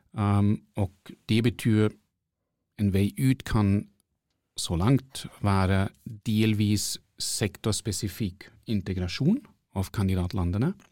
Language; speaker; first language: Norwegian; non-native, fluent; German